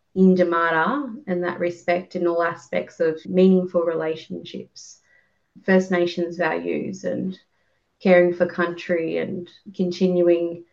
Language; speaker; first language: English; native; English